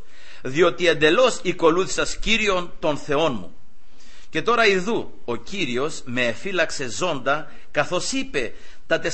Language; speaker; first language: Greek; native; Greek